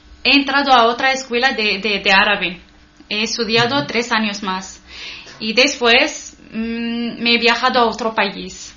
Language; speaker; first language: Spanish; non-native, learner; Arabic